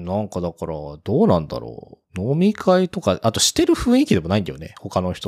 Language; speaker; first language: Japanese; native; Japanese